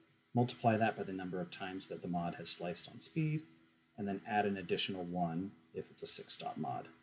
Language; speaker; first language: English; native; English